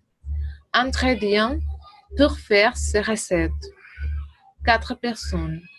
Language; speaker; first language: French; non-native, learner; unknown